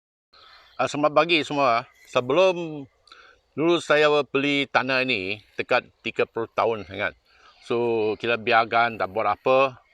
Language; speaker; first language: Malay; non-native, local second language; Chinese